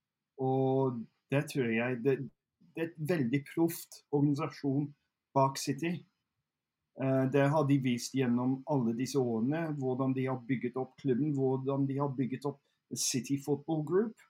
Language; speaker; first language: Norwegian; non-native, fluent; English